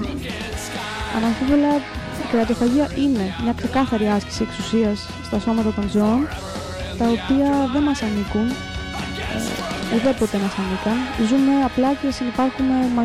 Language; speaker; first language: Greek; native; Greek